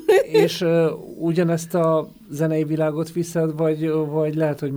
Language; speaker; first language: Hungarian; native; Hungarian